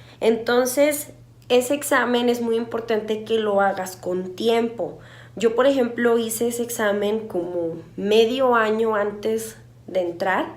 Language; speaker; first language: Spanish; native; Spanish